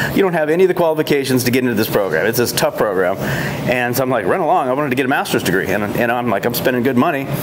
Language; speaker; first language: English; native; English